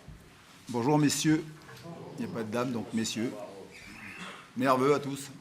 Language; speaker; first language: French; native; French